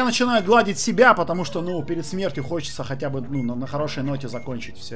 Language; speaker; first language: Russian; native; Russian